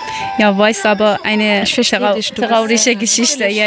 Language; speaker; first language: German; non-native, learner; Persian